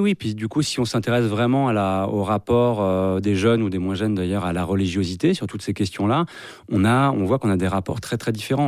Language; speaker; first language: French; native; French